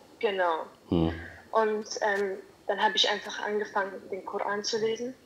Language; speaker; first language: German; early bilingual, other home language; Italian